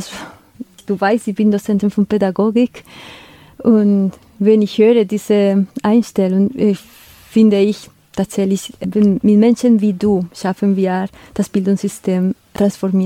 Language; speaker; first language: German; non-native, fluent; Spanish